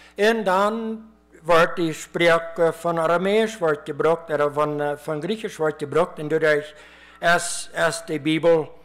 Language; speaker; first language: German; early bilingual, heritage; Plautdietsch